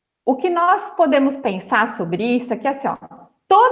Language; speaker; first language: Portuguese; native; Portuguese